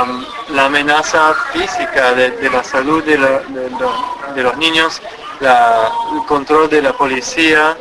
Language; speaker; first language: Spanish; non-native, fluent; English